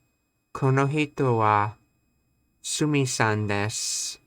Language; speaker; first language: Japanese; non-native, learner; English